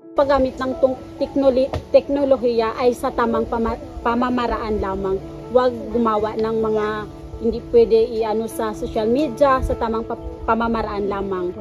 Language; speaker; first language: Filipino; non-native, local second language; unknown